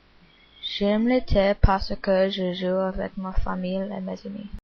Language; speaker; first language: French; non-native, learner; English